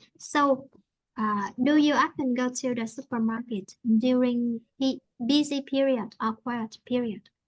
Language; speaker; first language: English; non-native, fluent; Vietnamese